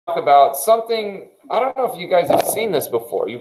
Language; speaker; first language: English; native; English